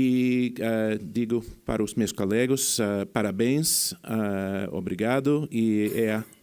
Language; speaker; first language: Portuguese; non-native, fluent; English